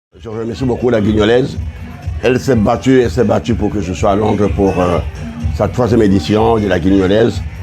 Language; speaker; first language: French; non-native, local second language; Lingala